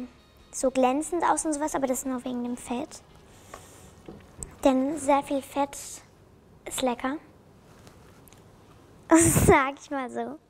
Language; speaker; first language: German; native; German